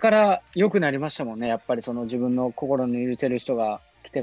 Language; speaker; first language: Japanese; native; Japanese